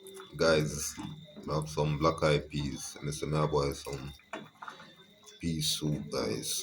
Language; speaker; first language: English; non-native, local second language; Jamaican Creole English